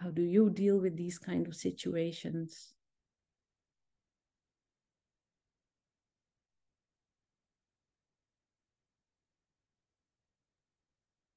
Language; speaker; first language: English; non-native, fluent; Dutch